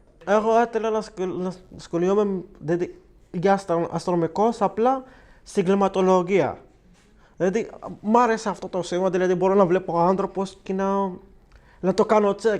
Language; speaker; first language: Greek; non-native, learner; Arabic